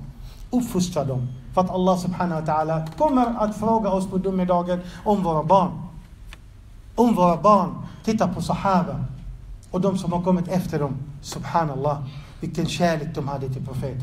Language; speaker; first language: Swedish; non-native, fluent; Arabic